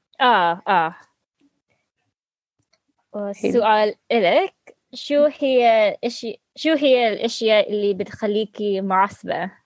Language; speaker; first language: Arabic; non-native, learner; English